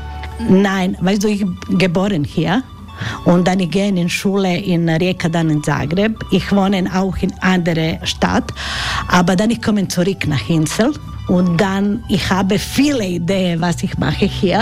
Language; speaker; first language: German; non-native, learner; Croatian